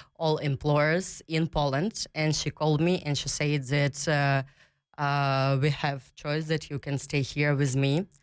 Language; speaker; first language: English; non-native, learner; Ukrainian